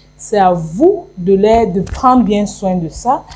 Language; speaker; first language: French; non-native, local second language; English